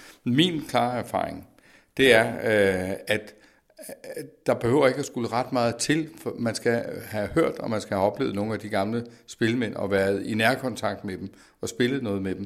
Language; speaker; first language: Danish; native; Danish